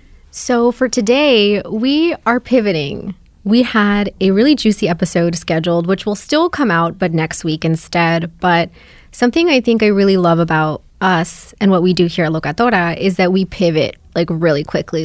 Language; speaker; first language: English; early bilingual, other home language; Spanish